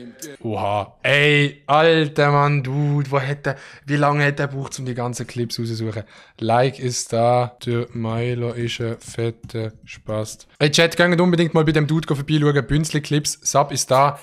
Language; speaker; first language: German; native; German